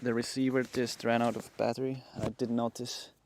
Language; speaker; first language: English; non-native, fluent; Icelandic